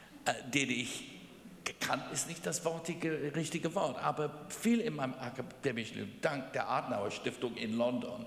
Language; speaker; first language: German; non-native, fluent; English